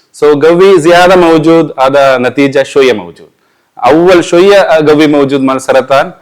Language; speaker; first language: Arabic; non-native, learner; Malayalam